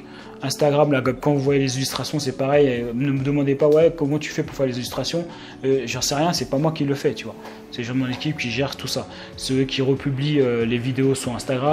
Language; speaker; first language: French; native; French